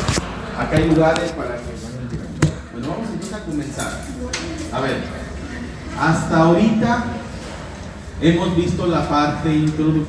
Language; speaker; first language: Spanish; native; Spanish